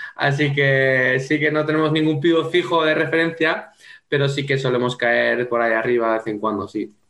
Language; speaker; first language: Spanish; native; Spanish